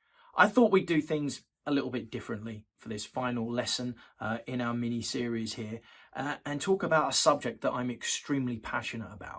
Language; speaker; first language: English; native; English